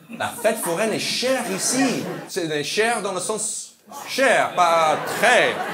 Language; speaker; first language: French; non-native, fluent; English